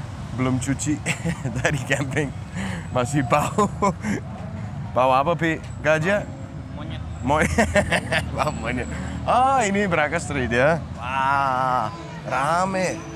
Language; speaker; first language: Indonesian; non-native, learner; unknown